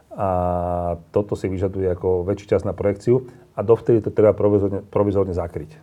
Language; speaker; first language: Slovak; native; Slovak